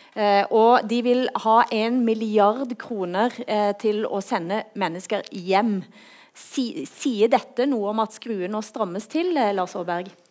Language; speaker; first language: Norwegian; native; Norwegian